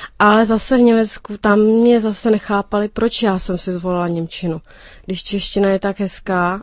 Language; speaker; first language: Czech; native; Czech